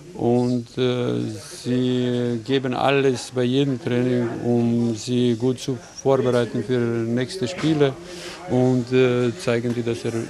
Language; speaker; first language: German; non-native, learner; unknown